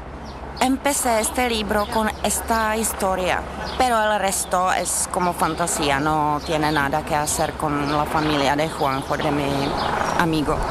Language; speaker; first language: Spanish; non-native, fluent; Czech